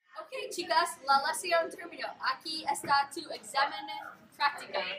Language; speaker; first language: Spanish; non-native, learner; English